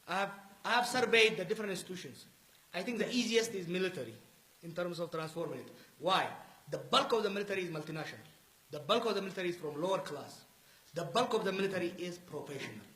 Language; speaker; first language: English; non-native, local second language; Amharic